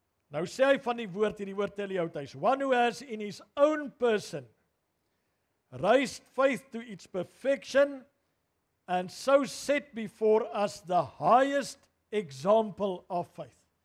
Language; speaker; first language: English; non-native, local second language; Afrikaans